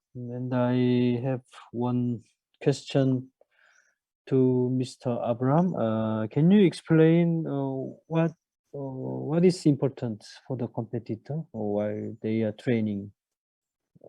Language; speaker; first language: English; non-native, learner; Korean